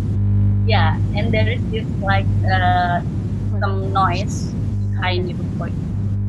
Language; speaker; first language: English; non-native, fluent; Indonesian